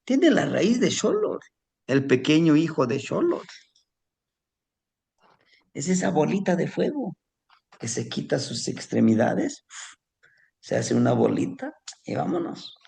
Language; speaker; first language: Spanish; native; Spanish